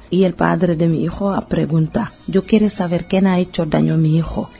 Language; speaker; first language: Spanish; non-native, learner; Wolof